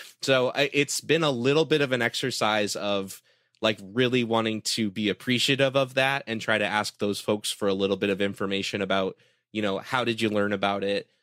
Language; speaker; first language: English; native; English